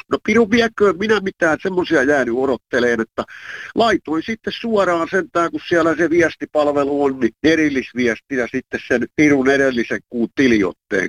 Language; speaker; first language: Finnish; native; Finnish